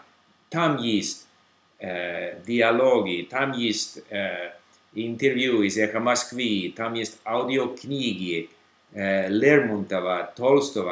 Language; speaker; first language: Russian; non-native, learner; English